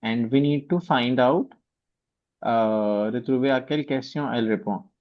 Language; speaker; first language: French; non-native, fluent; Hindi